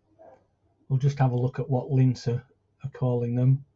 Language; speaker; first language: English; native; English